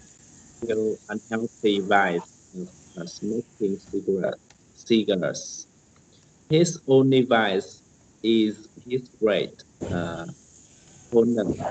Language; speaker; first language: English; non-native, learner; Vietnamese